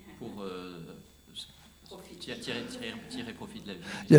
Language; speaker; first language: French; non-native, learner; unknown